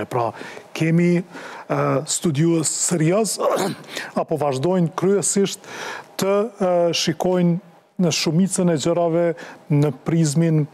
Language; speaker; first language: Albanian; native; Albanian